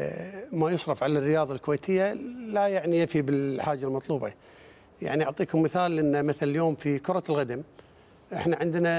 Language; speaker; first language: Arabic; native; Arabic